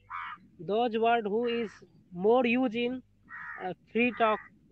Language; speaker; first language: English; non-native, learner; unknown